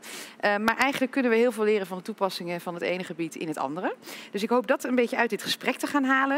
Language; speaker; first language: Dutch; native; Dutch